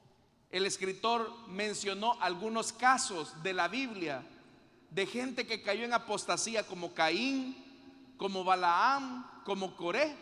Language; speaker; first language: Spanish; native; Spanish